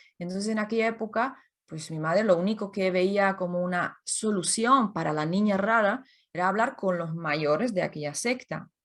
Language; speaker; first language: Spanish; non-native, fluent; Czech